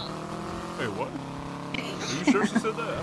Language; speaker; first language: English; native; English